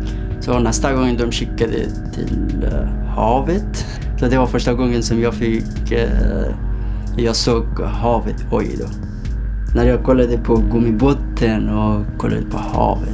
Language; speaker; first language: Swedish; non-native, learner; Persian